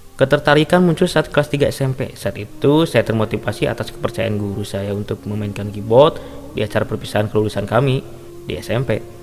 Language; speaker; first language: Indonesian; native; Indonesian